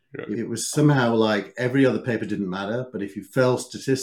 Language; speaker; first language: English; native; English